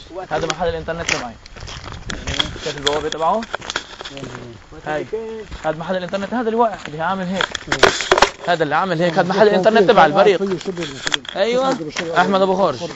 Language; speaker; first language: Arabic; native; Arabic